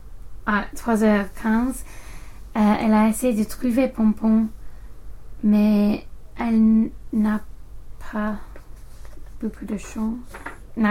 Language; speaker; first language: French; non-native, learner; English